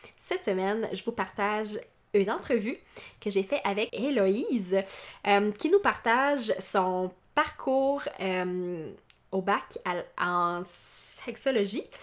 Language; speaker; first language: French; native; French